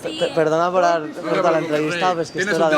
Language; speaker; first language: Spanish; native; Spanish